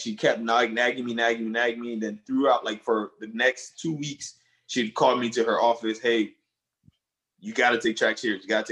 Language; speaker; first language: English; early bilingual, other home language; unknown